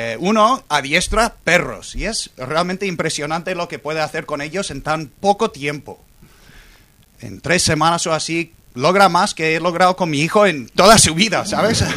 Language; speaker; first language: Spanish; non-native, fluent; English